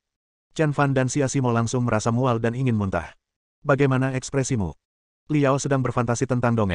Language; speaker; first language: Indonesian; native; Indonesian